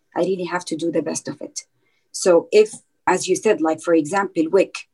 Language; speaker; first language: English; non-native, fluent; Arabic